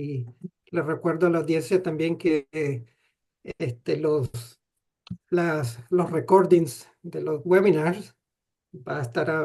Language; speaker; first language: Spanish; non-native, fluent; English